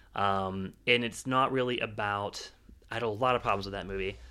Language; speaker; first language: English; native; English